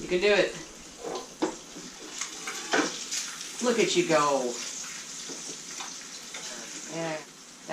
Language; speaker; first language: English; native; English